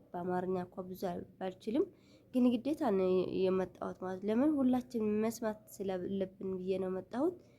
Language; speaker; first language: Amharic; non-native, local second language; Tigrinya